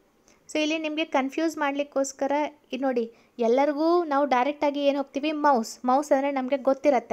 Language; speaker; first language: Kannada; native; Kannada